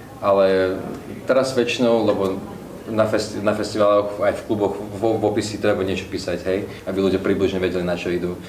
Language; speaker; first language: Slovak; non-native, fluent; Russian